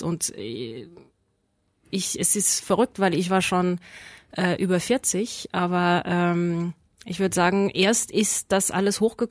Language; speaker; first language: German; non-native, fluent; French